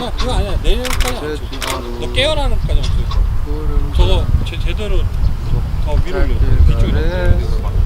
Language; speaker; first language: Korean; native; Korean